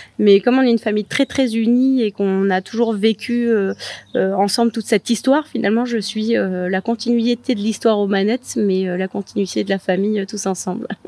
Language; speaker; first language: French; native; French